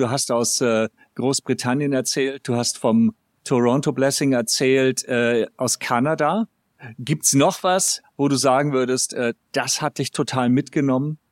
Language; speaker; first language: German; native; German